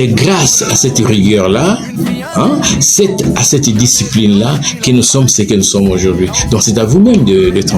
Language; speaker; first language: French; non-native, local second language; Luba-Lulua